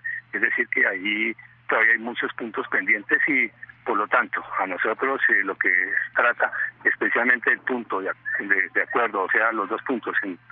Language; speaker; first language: Spanish; native; Spanish